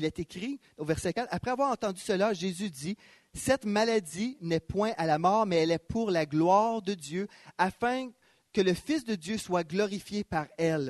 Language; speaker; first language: French; native; French